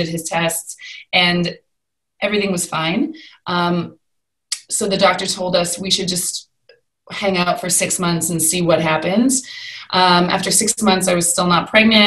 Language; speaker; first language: English; native; English